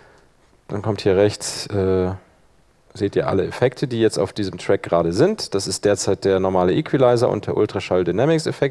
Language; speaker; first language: German; native; German